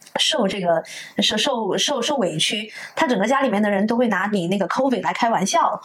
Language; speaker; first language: Chinese; native; Chinese